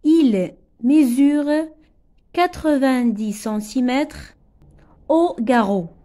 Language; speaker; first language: French; non-native, local second language; Arabic